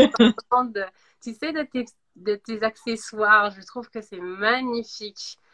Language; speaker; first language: French; native; French